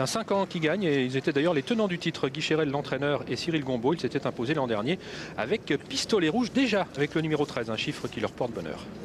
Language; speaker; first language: French; native; French